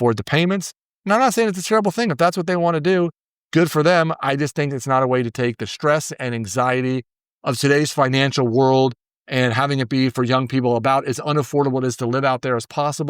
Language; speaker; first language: English; native; English